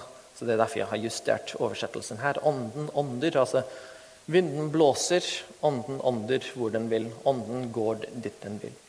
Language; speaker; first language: Norwegian; non-native, fluent; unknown